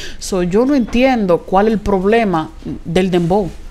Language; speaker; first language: Spanish; early bilingual, heritage; Spanish